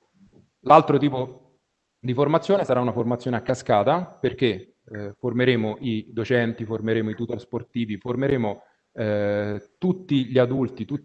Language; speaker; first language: Italian; native; Italian